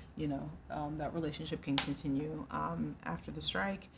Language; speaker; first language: English; native; English